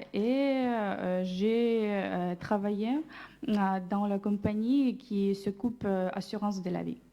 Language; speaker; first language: French; non-native, learner; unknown